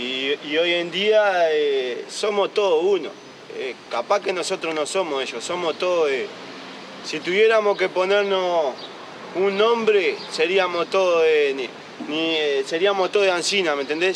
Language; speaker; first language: Spanish; native; Spanish